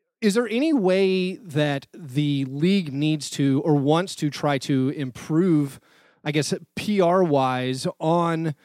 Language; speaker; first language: English; native; English